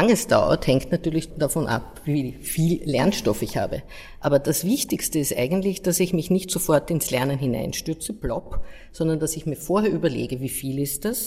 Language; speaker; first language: German; native; German